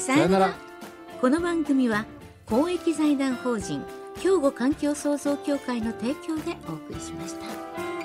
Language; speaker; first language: Japanese; native; Japanese